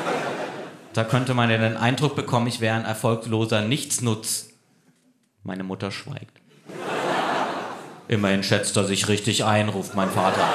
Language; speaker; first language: German; native; German